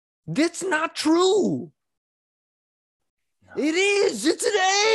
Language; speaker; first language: English; native; English